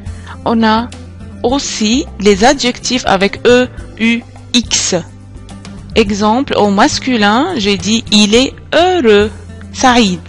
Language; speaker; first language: French; non-native, fluent; Arabic